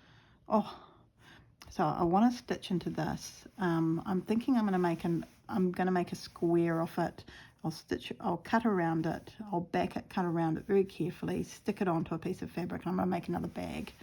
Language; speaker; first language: English; native; English